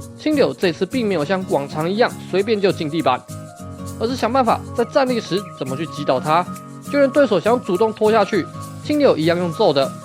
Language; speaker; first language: Chinese; native; Chinese